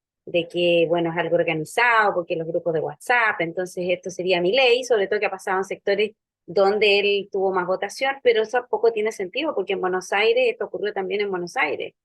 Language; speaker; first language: Spanish; native; Spanish